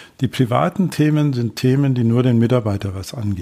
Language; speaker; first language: German; native; German